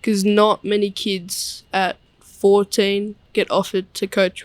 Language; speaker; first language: English; native; English